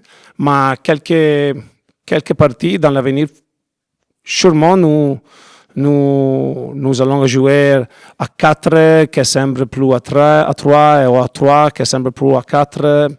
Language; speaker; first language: French; non-native, learner; Italian